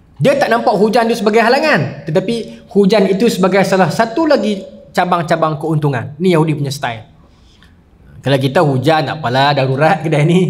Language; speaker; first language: Malay; native; Malay